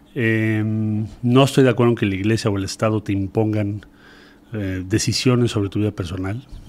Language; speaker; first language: Spanish; native; Spanish